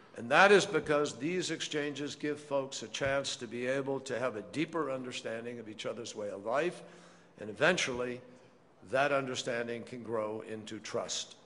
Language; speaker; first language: English; native; English